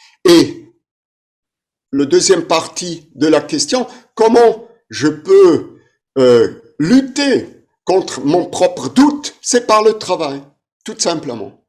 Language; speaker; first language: French; non-native, fluent; German